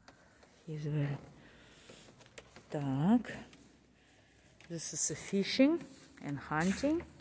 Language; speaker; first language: English; non-native, learner; Russian